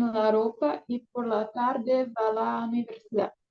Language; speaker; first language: Spanish; non-native, learner; Portuguese